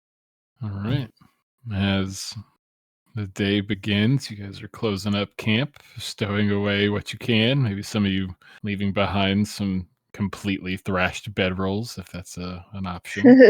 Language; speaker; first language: English; native; English